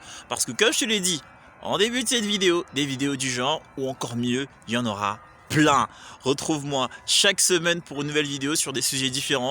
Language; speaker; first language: French; native; French